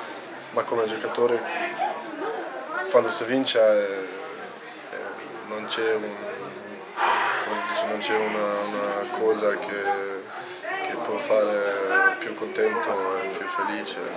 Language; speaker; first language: Italian; non-native, learner; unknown